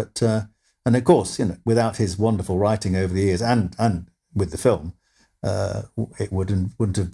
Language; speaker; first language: English; native; English